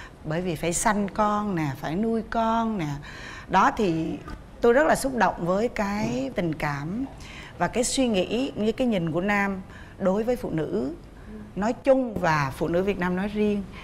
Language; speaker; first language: Vietnamese; native; Vietnamese